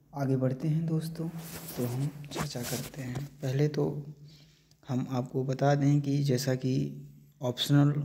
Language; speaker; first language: Hindi; native; Hindi